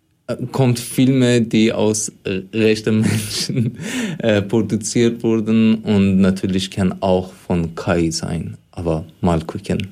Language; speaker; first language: German; non-native, fluent; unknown